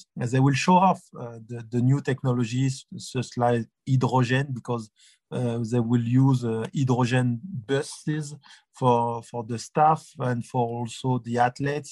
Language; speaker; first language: English; non-native, fluent; French